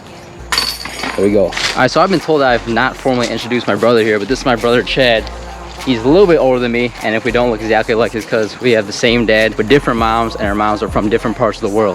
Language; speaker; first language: English; native; English